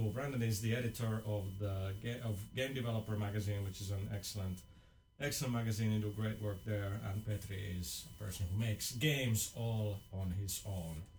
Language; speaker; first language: English; non-native, fluent; Finnish